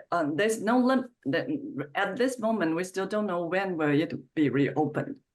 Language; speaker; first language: English; non-native, fluent; Chinese